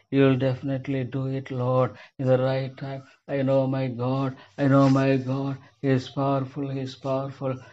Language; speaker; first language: English; non-native, local second language; Tamil